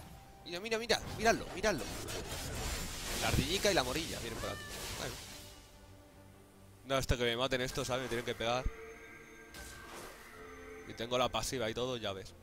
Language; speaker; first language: Spanish; native; Spanish